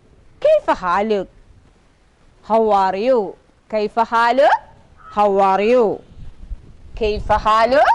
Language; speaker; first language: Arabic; non-native, fluent; Malayalam